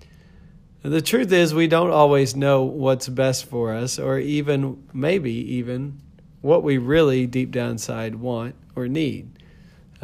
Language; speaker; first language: English; native; English